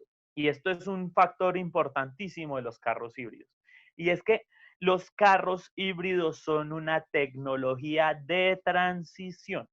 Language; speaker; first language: Spanish; native; Spanish